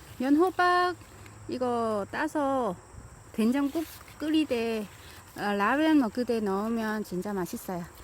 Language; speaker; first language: Korean; non-native, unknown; Vietnamese